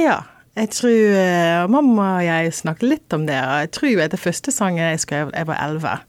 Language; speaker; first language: Norwegian; non-native, fluent; English